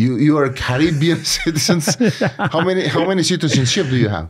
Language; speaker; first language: English; non-native, fluent; Indonesian